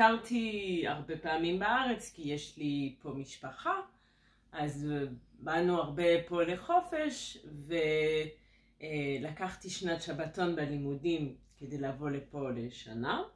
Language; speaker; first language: Hebrew; non-native, fluent; French